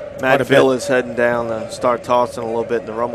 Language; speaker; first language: English; native; English